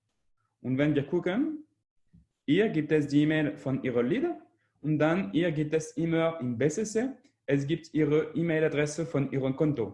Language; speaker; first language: German; non-native, learner; French